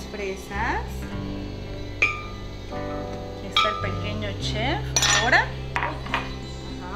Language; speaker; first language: Spanish; native; Spanish